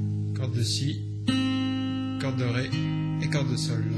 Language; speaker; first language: French; native; French